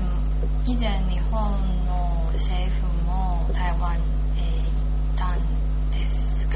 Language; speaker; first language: Japanese; non-native, learner; Chinese